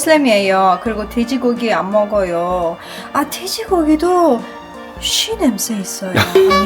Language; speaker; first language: Korean; non-native, learner; Persian